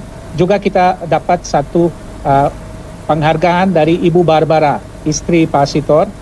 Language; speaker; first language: Indonesian; non-native, fluent; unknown